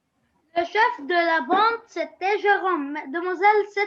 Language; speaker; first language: French; non-native, learner; Arabic